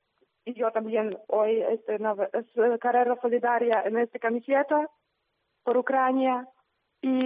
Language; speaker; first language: Spanish; non-native, learner; Ukrainian